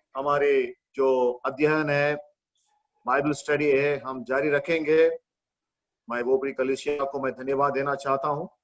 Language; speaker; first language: Hindi; non-native, local second language; Marathi